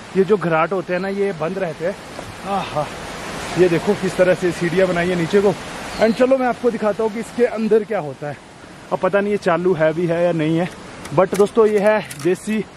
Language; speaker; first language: Hindi; native; Hindi